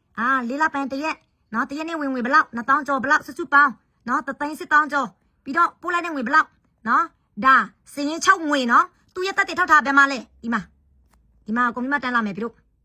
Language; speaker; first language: Burmese; native; Burmese